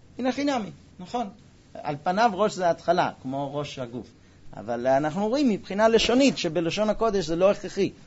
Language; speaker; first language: Hebrew; non-native, fluent; English